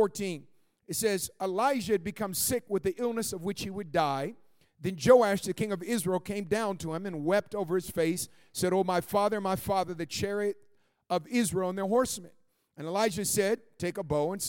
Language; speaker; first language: English; native; English